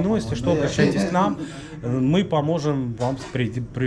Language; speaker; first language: Russian; native; Russian